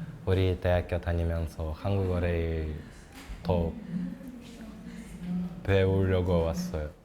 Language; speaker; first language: Korean; non-native, learner; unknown